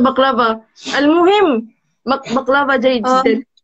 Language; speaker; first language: Arabic; non-native, learner; Malay